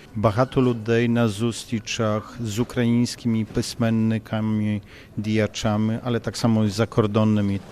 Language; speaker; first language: Ukrainian; non-native, fluent; Polish